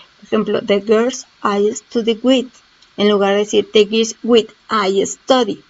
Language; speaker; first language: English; non-native, learner; Spanish